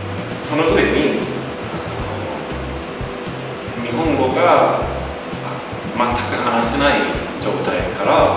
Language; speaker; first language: Japanese; non-native, fluent; English